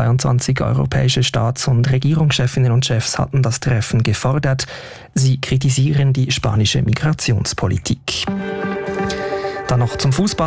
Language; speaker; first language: German; native; German